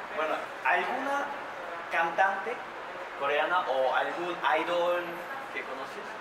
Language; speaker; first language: Spanish; non-native, fluent; Korean